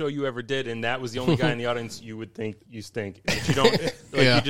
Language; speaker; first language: English; native; English